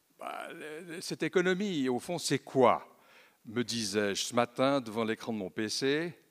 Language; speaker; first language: French; native; French